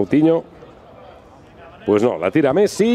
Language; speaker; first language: Spanish; native; Spanish